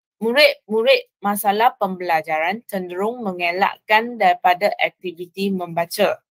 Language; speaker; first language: Malay; non-native, local second language; Chinese